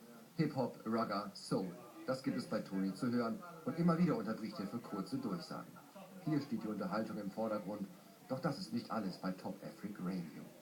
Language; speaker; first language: German; native; German